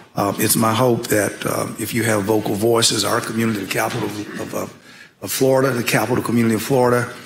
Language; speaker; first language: English; native; English